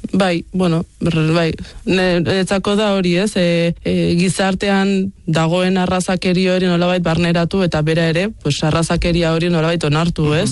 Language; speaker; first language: Basque; native; Basque